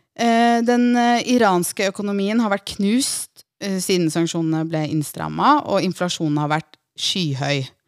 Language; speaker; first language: Norwegian; early bilingual, other home language; Persian